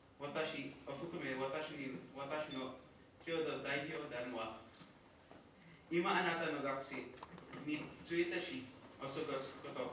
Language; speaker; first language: Japanese; non-native, learner; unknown